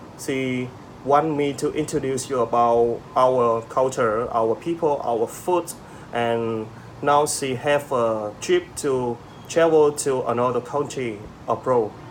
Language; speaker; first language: English; non-native, learner; Vietnamese